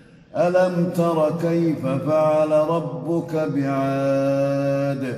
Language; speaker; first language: Arabic; native; Arabic